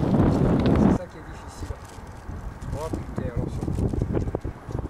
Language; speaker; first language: French; native; French